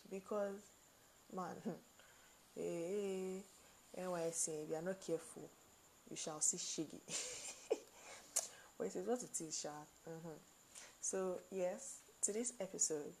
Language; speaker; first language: English; non-native, local second language; Yoruba